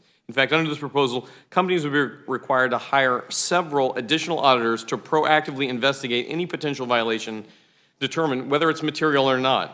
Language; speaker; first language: English; native; English